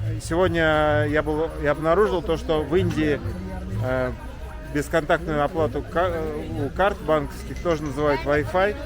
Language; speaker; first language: Russian; native; Russian